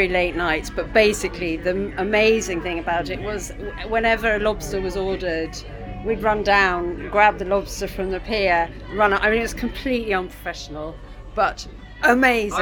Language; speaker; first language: English; native; English